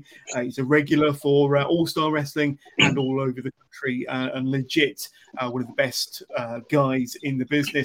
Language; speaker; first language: English; native; English